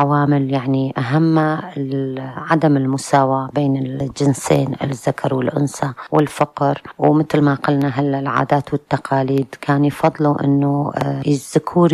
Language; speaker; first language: Arabic; non-native, local second language; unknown